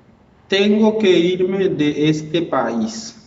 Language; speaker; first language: Spanish; non-native, fluent; Haitian Creole